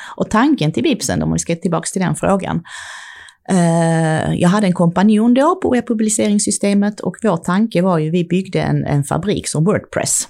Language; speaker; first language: Swedish; early bilingual, other home language; Czech